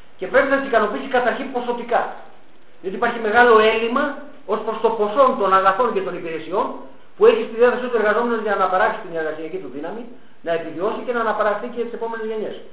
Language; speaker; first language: Greek; early bilingual, heritage; Greek